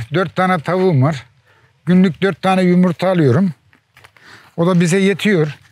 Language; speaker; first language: Turkish; native; Turkish